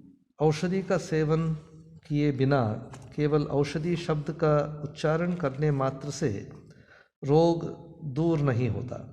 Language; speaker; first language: Hindi; non-native, local second language; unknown